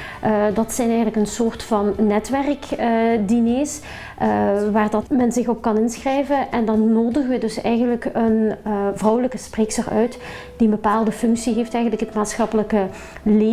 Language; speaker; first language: Dutch; native; Dutch